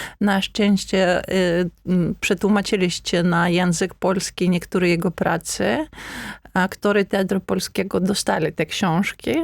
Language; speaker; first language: Polish; non-native, fluent; Ukrainian